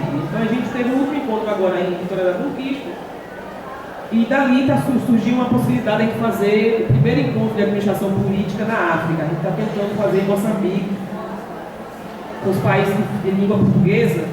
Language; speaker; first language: Portuguese; native; Portuguese